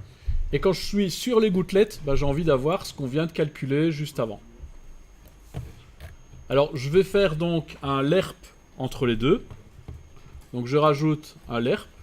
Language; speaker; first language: French; native; French